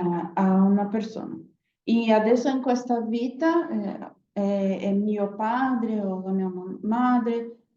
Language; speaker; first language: Italian; non-native, learner; Portuguese